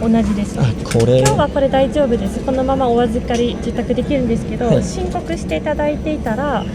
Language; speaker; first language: Japanese; native; Japanese